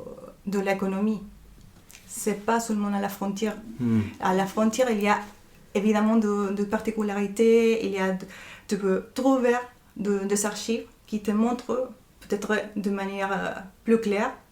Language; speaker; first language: French; non-native, fluent; Spanish